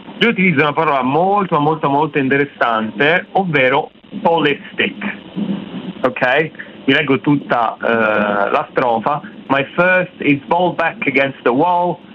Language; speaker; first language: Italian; native; Italian